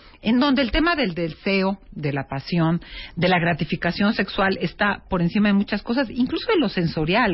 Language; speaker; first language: Spanish; native; Spanish